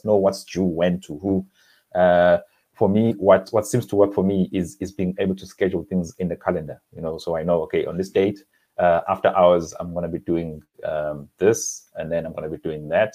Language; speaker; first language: English; non-native, local second language; Zulu